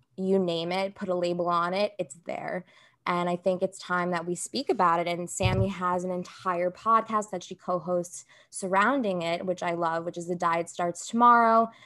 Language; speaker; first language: English; native; English